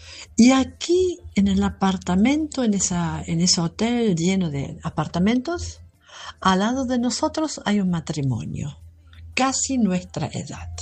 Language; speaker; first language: Spanish; non-native, fluent; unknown